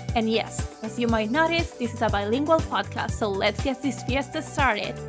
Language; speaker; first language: English; non-native, fluent; Spanish